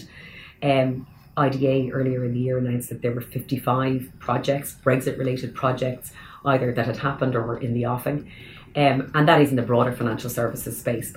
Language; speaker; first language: English; native; English